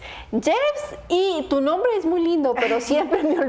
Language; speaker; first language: Spanish; native; Spanish